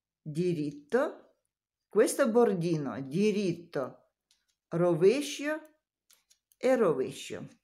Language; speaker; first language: Italian; non-native, learner; Russian